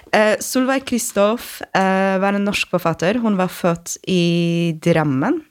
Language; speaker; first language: Norwegian; non-native, fluent; Polish